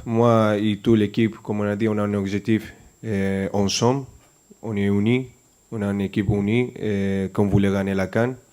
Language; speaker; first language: French; non-native, fluent; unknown